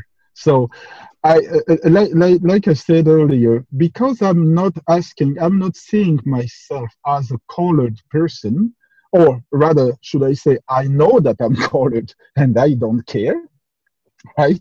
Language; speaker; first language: English; non-native, fluent; French